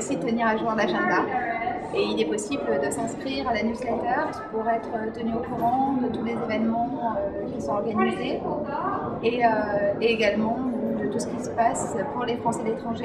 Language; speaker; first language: French; native; French